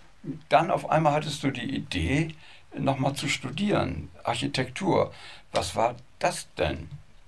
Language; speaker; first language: German; native; German